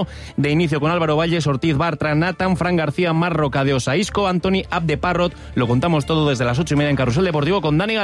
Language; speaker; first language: Spanish; native; Spanish